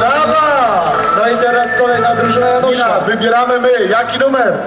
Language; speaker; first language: Polish; native; Polish